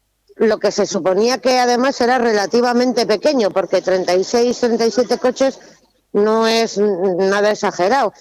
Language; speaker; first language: Spanish; native; Spanish